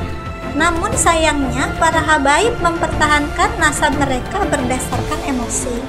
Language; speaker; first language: Indonesian; native; Indonesian